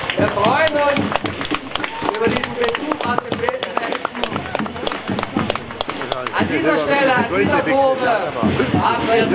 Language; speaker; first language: German; native; German